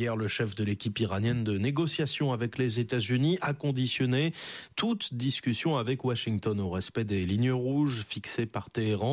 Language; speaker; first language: French; native; French